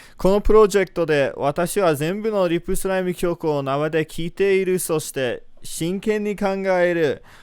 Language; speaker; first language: Japanese; non-native, learner; English